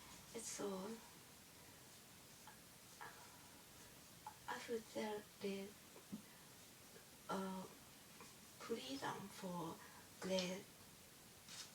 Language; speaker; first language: English; non-native, learner; Japanese